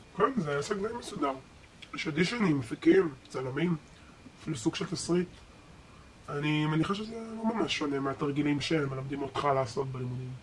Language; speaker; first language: Hebrew; early bilingual, other home language; Spanish